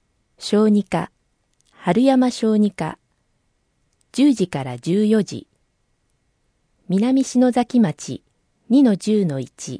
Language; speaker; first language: Japanese; native; Japanese